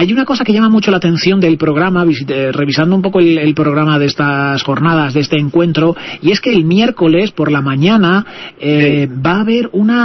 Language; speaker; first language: Spanish; native; Spanish